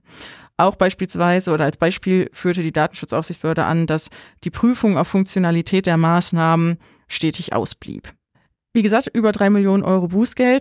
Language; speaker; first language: German; native; German